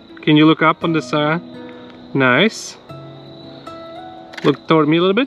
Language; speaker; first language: English; non-native, fluent; Ukrainian